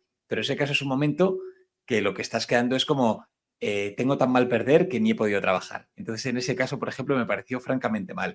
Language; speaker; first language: Spanish; native; Spanish